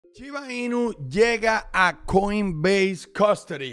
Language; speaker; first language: Spanish; native; Spanish